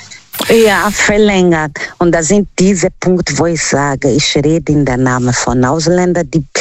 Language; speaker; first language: German; non-native, learner; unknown